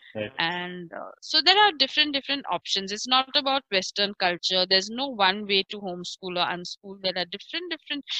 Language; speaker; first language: English; non-native, local second language; Marathi